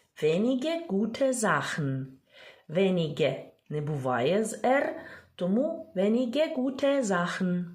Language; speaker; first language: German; non-native, fluent; Ukrainian